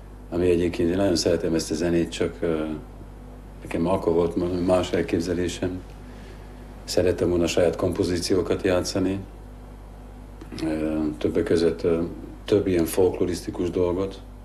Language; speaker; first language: Hungarian; native; Hungarian